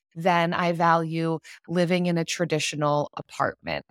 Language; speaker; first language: English; native; English